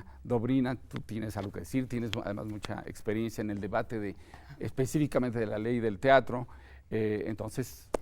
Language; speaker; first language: Spanish; native; Spanish